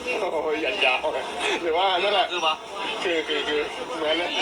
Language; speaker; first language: Thai; non-native, fluent; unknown